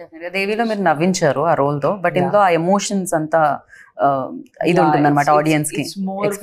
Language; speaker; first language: Telugu; native; Telugu